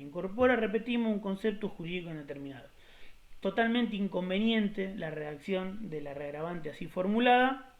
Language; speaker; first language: Spanish; native; Spanish